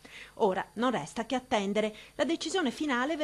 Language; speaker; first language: Italian; native; Italian